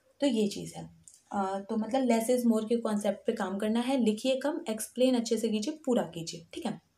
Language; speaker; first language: Hindi; native; Hindi